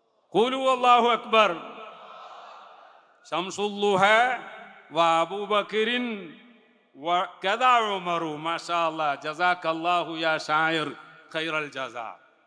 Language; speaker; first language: Arabic; non-native, fluent; Malayalam